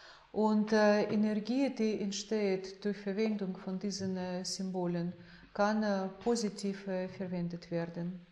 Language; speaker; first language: German; non-native, fluent; Russian